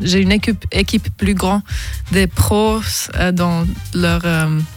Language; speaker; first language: French; non-native, local second language; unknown